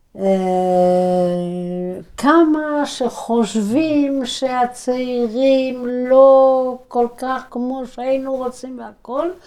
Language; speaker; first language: Hebrew; non-native, fluent; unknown